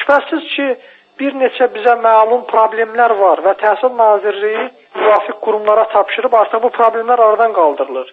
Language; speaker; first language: Azerbaijani; native; Azerbaijani